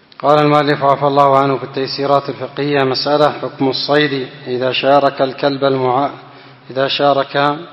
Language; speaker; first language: Arabic; non-native, fluent; Indonesian